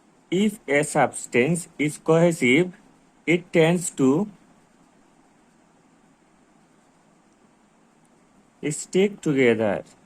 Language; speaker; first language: English; non-native, local second language; Bangla